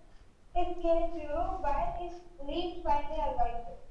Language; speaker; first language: German; non-native, learner; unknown